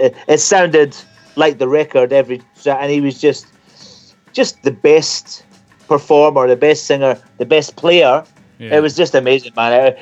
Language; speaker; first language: English; native; English